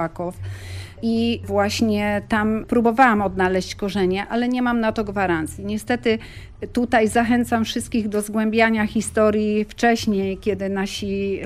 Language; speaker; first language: Polish; native; Polish